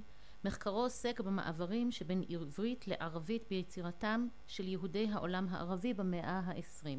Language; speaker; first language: Hebrew; native; Hebrew